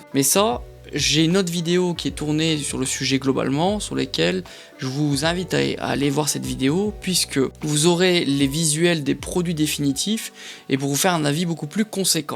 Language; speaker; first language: French; native; French